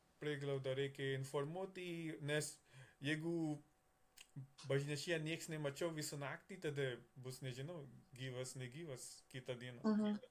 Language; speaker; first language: Lithuanian; non-native, learner; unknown